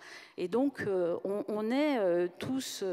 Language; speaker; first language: French; native; French